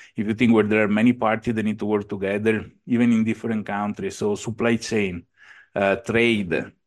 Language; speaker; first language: English; non-native, fluent; Italian